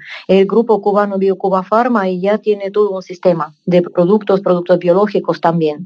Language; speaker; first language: Spanish; non-native, fluent; Russian